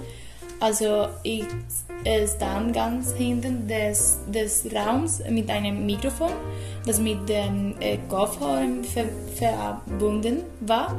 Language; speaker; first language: German; non-native, learner; Spanish